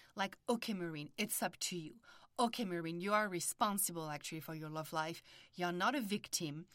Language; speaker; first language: English; non-native, fluent; French